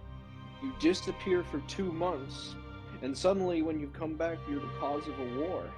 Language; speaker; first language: English; native; English